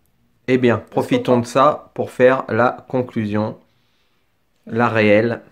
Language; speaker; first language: French; native; French